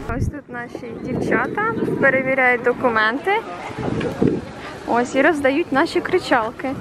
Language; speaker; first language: Ukrainian; native; Ukrainian